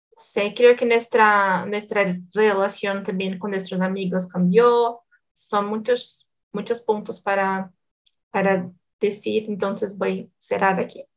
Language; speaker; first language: Spanish; non-native, learner; Portuguese